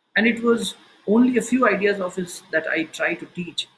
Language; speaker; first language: English; non-native, local second language; Hindi